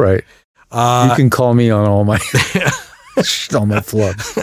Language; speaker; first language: English; native; English